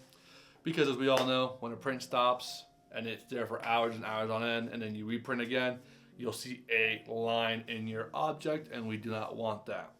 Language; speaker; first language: English; native; English